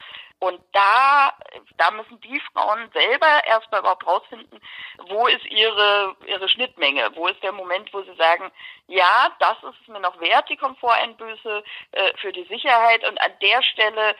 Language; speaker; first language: German; native; German